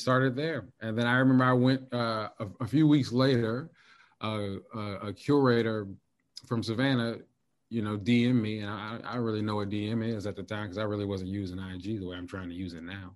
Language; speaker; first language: English; native; English